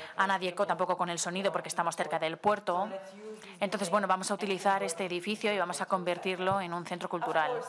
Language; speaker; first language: Spanish; non-native, fluent; Slovenian